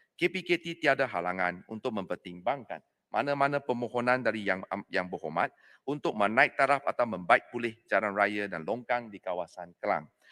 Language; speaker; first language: Malay; non-native, local second language; Chinese